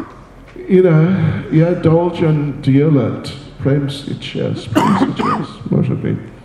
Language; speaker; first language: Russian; non-native, learner; English